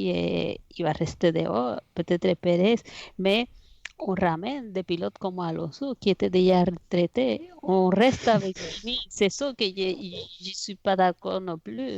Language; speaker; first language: French; non-native, fluent; Spanish